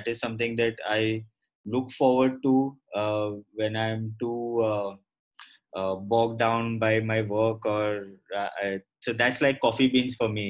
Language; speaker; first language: English; non-native, local second language; Gujarati